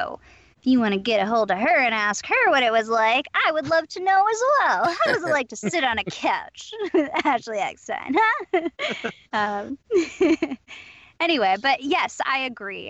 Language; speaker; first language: English; native; English